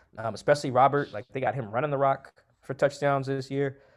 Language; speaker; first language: English; native; English